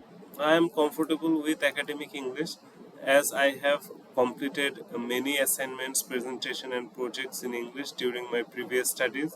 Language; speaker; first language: English; non-native, fluent; Bangla